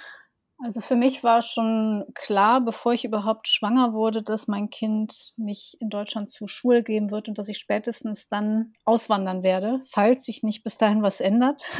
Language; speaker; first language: German; native; German